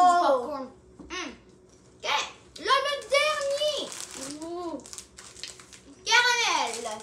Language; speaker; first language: French; non-native, local second language; English